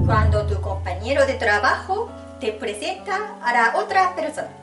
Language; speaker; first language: Spanish; non-native, fluent; Japanese